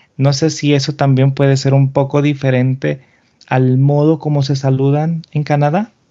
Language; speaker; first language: Spanish; native; Spanish